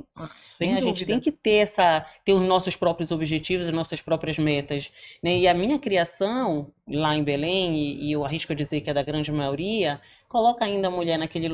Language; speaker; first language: Portuguese; native; Portuguese